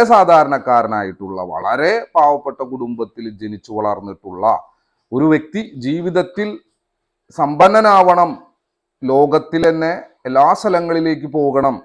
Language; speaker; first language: Malayalam; native; Malayalam